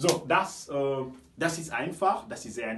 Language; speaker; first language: German; non-native, fluent; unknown